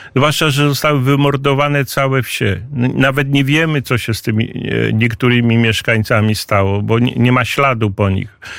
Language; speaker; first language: Polish; native; Polish